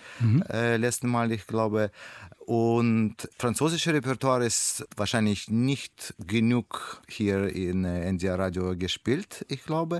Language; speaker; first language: German; non-native, learner; Russian